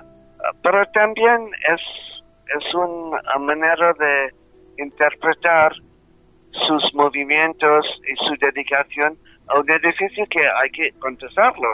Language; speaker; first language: Spanish; non-native, fluent; English